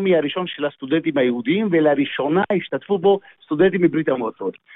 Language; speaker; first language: Hebrew; early bilingual, other home language; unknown